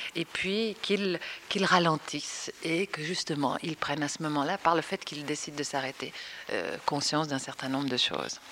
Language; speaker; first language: French; native; French